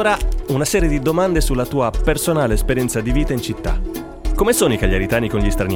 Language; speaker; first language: Italian; native; Italian